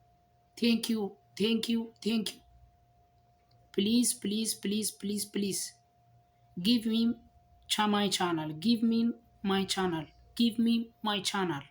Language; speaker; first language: English; non-native, learner; Amharic